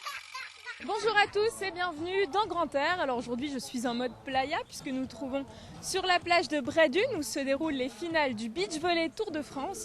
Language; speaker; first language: French; native; French